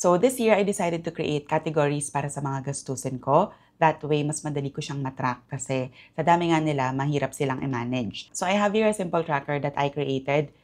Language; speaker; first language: Filipino; native; Filipino